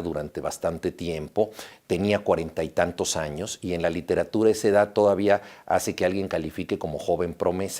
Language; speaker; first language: Spanish; native; Spanish